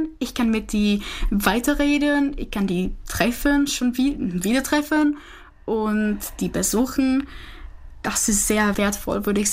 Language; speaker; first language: German; non-native, fluent; Czech